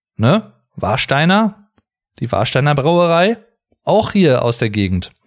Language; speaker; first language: German; native; German